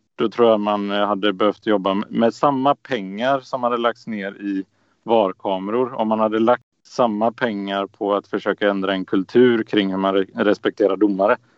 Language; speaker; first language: Swedish; native; Swedish